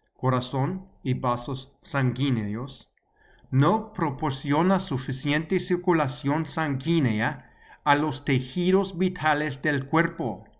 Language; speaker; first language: Spanish; non-native, learner; English